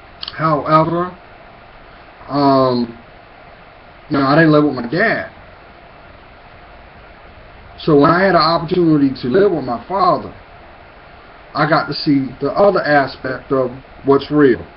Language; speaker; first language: English; native; English